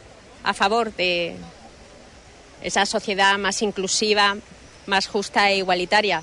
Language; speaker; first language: Spanish; native; Spanish